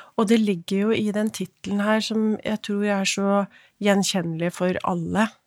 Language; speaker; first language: Norwegian; native; Norwegian